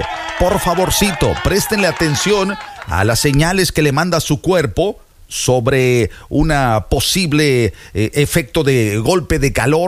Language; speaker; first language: Spanish; native; Spanish